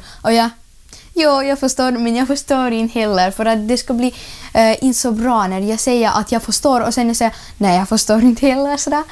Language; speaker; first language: Swedish; non-native, learner; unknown